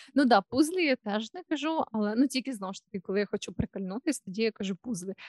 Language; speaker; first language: Ukrainian; non-native, local second language; Russian